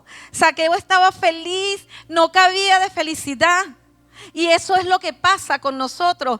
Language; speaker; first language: Spanish; native; Spanish